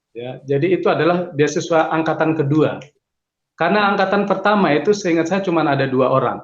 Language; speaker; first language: Indonesian; native; Indonesian